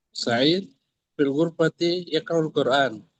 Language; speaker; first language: Arabic; non-native, learner; Indonesian